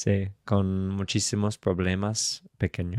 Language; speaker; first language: Spanish; non-native, fluent; English